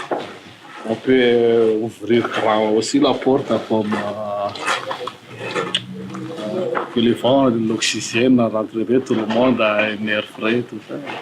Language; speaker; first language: French; non-native, local second language; Malagasy